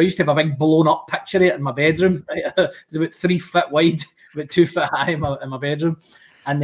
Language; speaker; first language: English; native; English